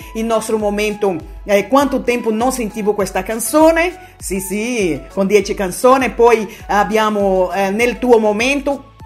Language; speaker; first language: Italian; non-native, fluent; Portuguese